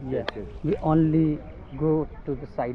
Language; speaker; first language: English; non-native, learner; Hindi